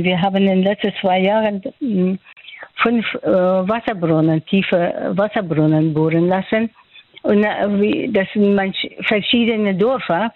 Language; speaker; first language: German; non-native, fluent; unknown